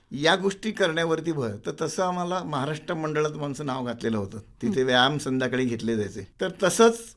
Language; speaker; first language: Marathi; native; Marathi